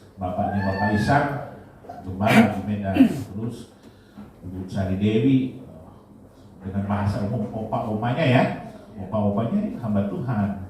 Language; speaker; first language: Indonesian; native; Indonesian